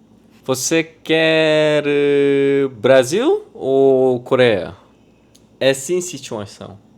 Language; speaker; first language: Portuguese; non-native, learner; Korean